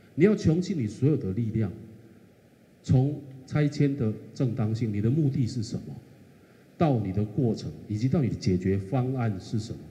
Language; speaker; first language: Chinese; native; Chinese